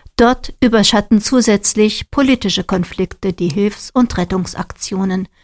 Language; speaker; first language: German; native; German